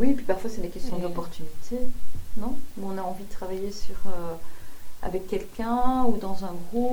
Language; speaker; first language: French; native; French